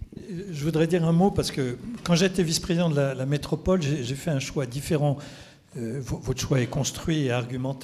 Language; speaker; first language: French; native; French